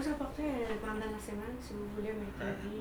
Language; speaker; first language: French; non-native, fluent; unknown